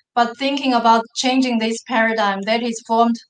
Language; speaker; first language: English; non-native, fluent; Chinese